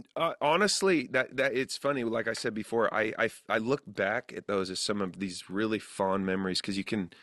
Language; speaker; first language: English; native; English